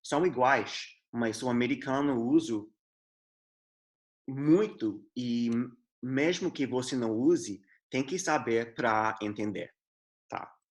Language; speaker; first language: Portuguese; non-native, fluent; English